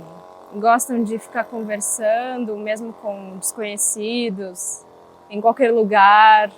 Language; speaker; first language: Portuguese; non-native, fluent; Russian